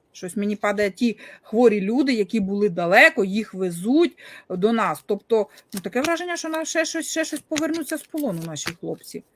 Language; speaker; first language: Ukrainian; non-native, local second language; Russian